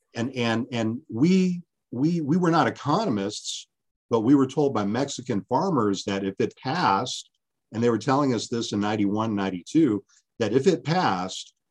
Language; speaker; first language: English; early bilingual, other home language; Spanish